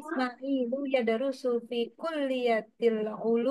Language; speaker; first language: Arabic; non-native, learner; Indonesian